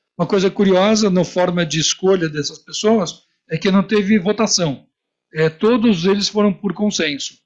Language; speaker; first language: Portuguese; native; Portuguese